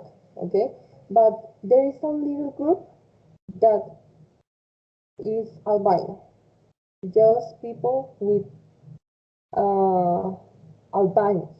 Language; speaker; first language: English; non-native, fluent; Spanish